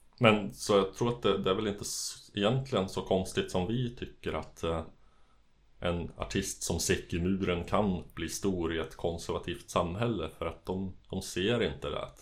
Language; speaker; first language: Swedish; native; Swedish